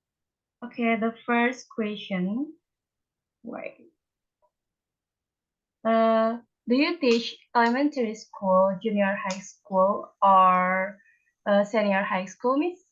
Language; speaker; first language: English; non-native, learner; Indonesian